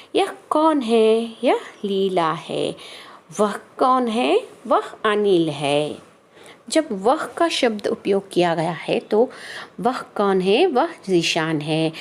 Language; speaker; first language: Hindi; non-native, local second language; Kannada